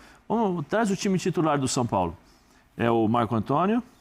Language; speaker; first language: Portuguese; native; Portuguese